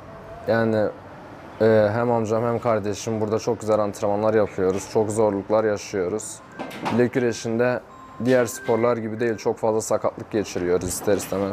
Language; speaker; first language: Turkish; native; Turkish